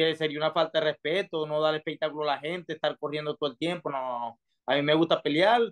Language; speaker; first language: Spanish; native; Spanish